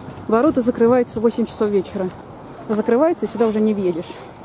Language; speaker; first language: Russian; native; Russian